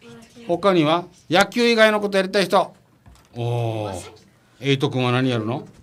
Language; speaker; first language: Japanese; native; Japanese